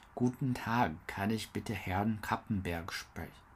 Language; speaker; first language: German; non-native, learner; English